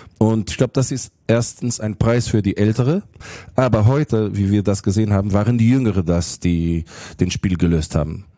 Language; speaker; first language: German; non-native, fluent; Portuguese